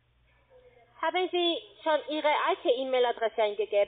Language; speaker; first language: German; non-native, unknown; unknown